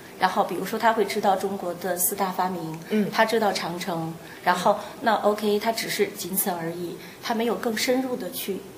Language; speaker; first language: Chinese; native; Chinese